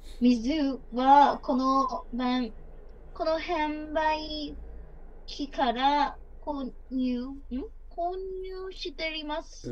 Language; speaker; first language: Japanese; non-native, learner; Burmese